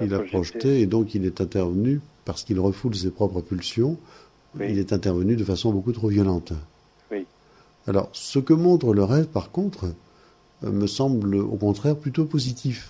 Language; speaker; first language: French; native; French